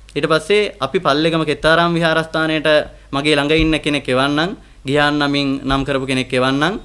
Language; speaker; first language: Sinhala; native; Sinhala